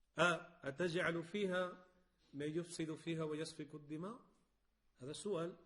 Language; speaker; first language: Arabic; non-native, fluent; Spanish